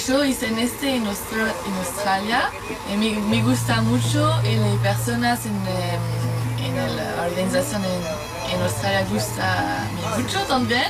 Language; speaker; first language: Spanish; non-native, learner; French